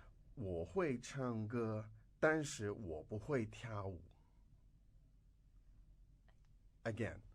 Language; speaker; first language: Chinese; non-native, fluent; English